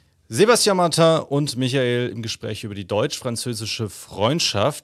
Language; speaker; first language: German; native; German